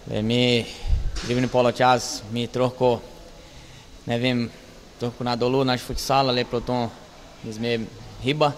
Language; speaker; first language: Czech; non-native, learner; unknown